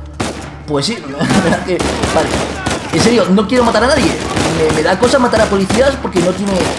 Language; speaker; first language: Spanish; native; Spanish